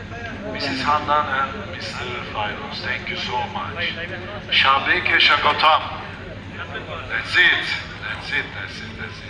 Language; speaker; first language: English; non-native, learner; Turkish